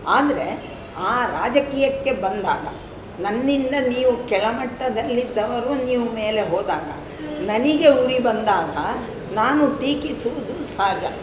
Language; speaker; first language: Kannada; non-native, local second language; Tulu